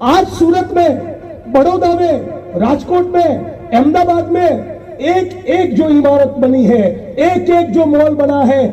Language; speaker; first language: Hindi; non-native, local second language; Gujarati